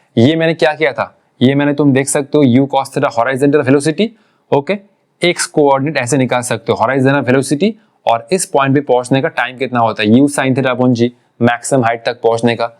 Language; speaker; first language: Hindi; non-native, local second language; Bangla